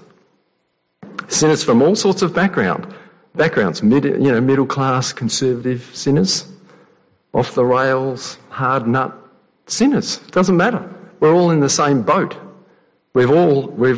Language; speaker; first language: English; native; English